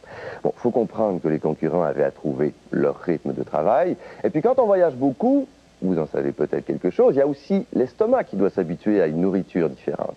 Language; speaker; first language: French; native; French